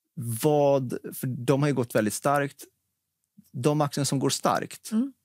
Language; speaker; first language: Swedish; native; Swedish